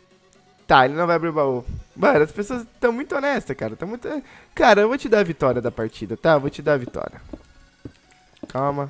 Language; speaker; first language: Portuguese; native; Portuguese